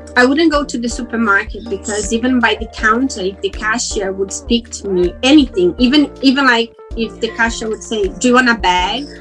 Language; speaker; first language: English; non-native, fluent; Portuguese